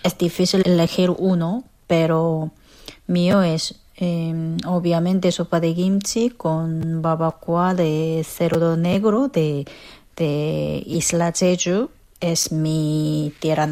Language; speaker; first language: Spanish; non-native, fluent; Korean